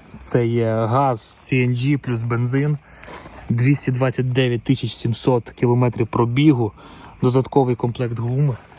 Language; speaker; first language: Ukrainian; native; Ukrainian